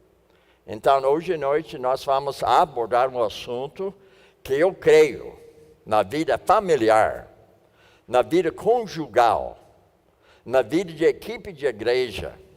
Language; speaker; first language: Portuguese; non-native, fluent; English